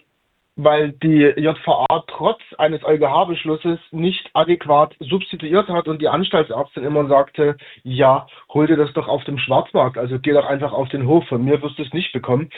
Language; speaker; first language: German; native; German